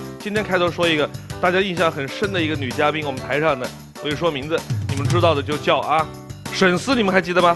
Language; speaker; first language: Chinese; native; Chinese